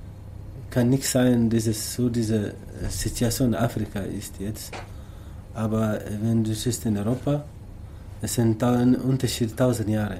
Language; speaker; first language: German; non-native, learner; Tamasheq